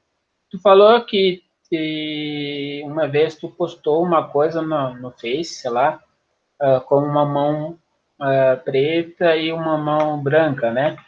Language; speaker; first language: Portuguese; non-native, fluent; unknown